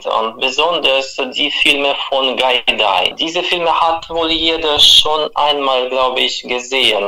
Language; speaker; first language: German; non-native, fluent; Russian